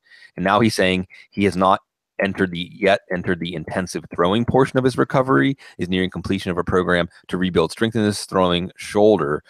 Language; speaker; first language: English; native; English